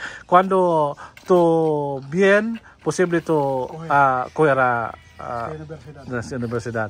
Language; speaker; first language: Spanish; non-native, learner; Filipino